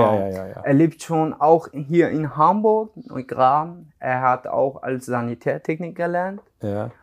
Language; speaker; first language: German; non-native, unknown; Persian